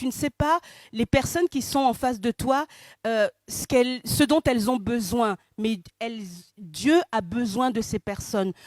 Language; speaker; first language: French; early bilingual, other home language; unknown